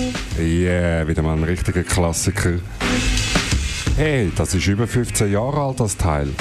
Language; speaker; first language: German; native; German